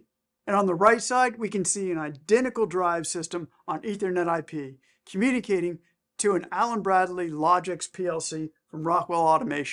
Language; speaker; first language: English; native; English